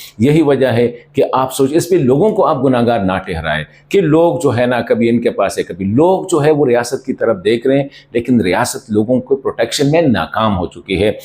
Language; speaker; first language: Urdu; non-native, local second language; Pashto